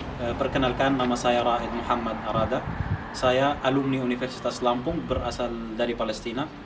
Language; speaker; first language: Indonesian; non-native, fluent; Arabic